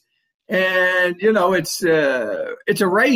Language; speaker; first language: English; native; English